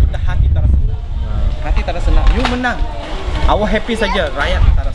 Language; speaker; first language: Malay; non-native, local second language; Cantonese